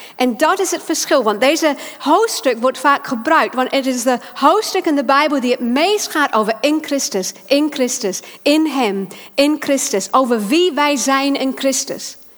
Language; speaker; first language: Dutch; non-native, fluent; English